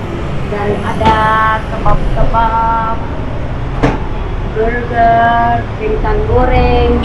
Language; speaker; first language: Indonesian; non-native, learner; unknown